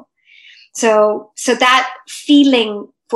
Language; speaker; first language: English; non-native, local second language; Hindi